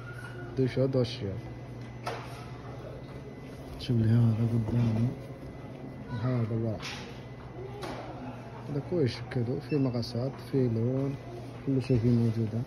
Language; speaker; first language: Arabic; non-native, learner; Bangla